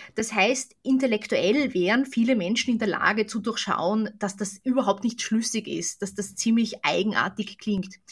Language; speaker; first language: German; native; German